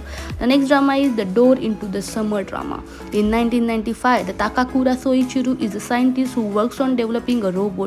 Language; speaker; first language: English; non-native, fluent; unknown